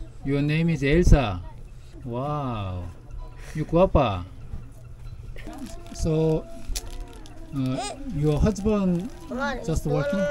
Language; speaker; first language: English; non-native, learner; Korean